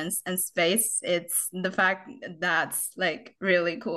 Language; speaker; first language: English; non-native, fluent; Chinese